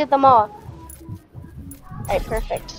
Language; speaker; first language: English; native; English